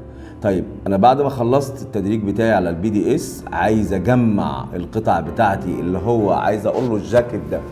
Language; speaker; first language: Arabic; native; Arabic